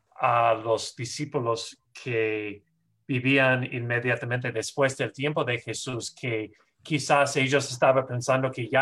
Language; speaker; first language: Spanish; non-native, fluent; English